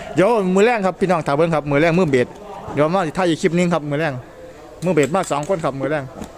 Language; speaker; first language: Thai; native; Thai